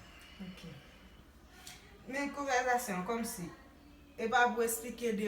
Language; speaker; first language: Portuguese; non-native, learner; Haitian Creole